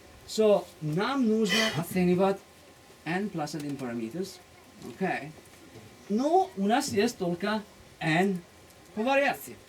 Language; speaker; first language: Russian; non-native, fluent; Italian